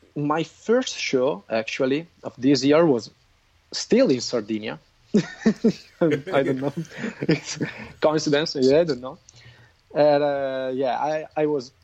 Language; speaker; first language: English; non-native, fluent; Italian